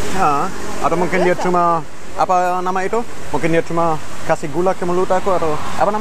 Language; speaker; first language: Indonesian; non-native, fluent; German